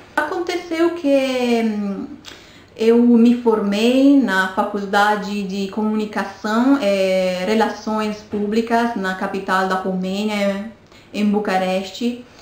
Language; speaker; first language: Portuguese; non-native, fluent; Romanian